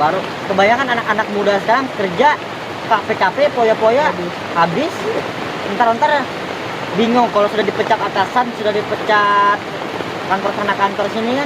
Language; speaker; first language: Indonesian; native; Indonesian